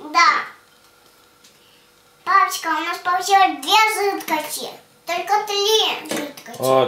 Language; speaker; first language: Russian; early bilingual, heritage; Russian